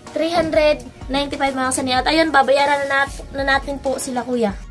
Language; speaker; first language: Filipino; native; Filipino